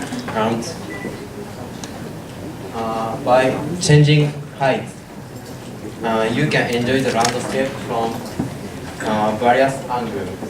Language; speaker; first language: English; non-native, learner; Japanese